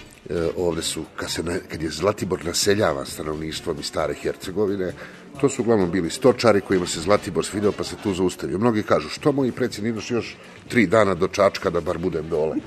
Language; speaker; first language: Serbian; native; Serbian